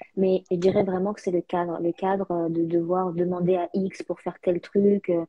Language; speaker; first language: French; early bilingual, other home language; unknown